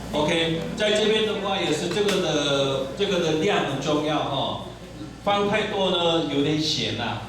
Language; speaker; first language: Chinese; non-native, fluent; Korean